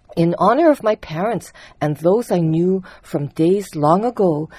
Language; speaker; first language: English; early bilingual, other home language; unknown